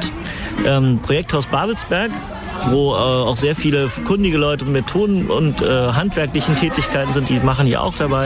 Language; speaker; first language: German; native; German